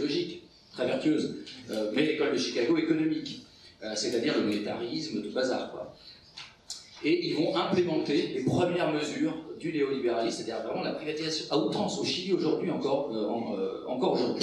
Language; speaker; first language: French; native; French